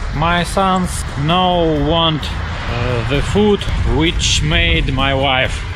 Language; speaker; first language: English; non-native, learner; Russian